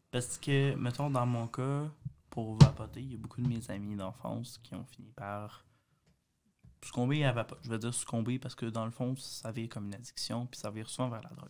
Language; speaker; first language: French; native; French